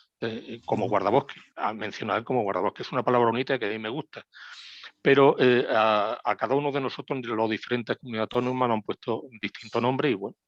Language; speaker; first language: Spanish; native; Spanish